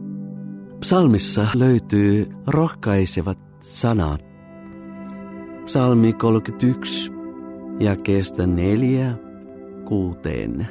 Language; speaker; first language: Finnish; non-native, fluent; Bulgarian